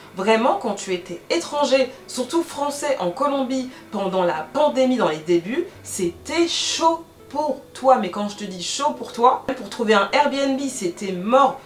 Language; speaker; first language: French; native; French